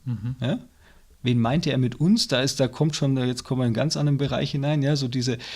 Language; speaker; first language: German; native; German